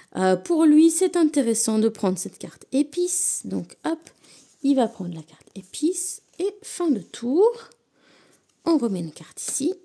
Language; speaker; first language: French; native; French